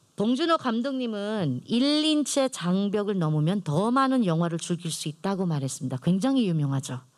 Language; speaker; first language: Korean; non-native, fluent; Filipino